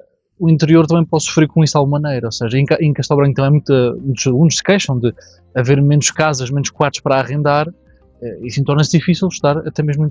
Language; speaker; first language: Portuguese; native; Portuguese